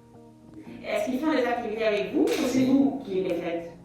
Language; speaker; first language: French; non-native, local second language; Luxembourgish